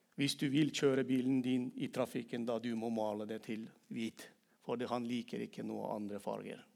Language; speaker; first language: Norwegian; non-native, fluent; Turkmen